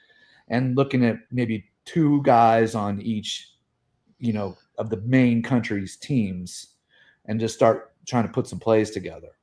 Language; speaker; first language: English; native; English